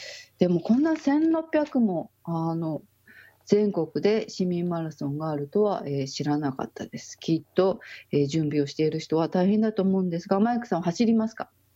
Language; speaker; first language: Japanese; native; Japanese